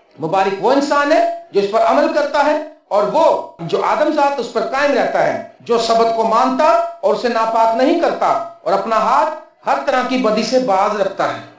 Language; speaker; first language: Urdu; non-native, local second language; Punjabi